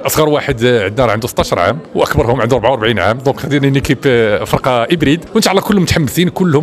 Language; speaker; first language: Arabic; native; Arabic